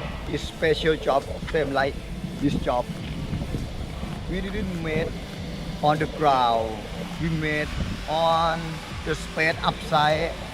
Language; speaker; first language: English; non-native, learner; Thai